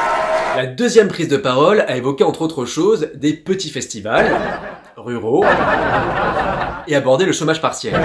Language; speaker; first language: French; native; French